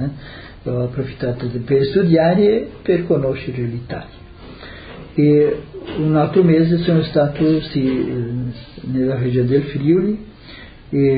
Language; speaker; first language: Italian; early bilingual, heritage; Portuguese